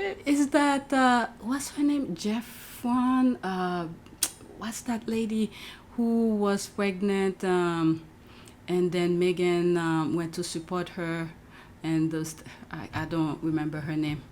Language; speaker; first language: English; native; English